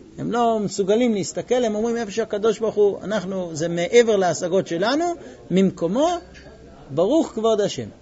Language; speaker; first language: Hebrew; non-native, fluent; English